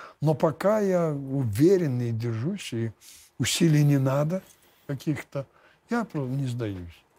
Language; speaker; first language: Russian; non-native, fluent; Lithuanian